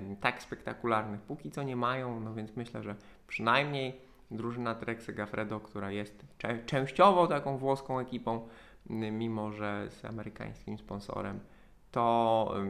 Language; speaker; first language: Polish; native; Polish